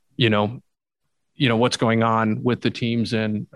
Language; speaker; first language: English; native; English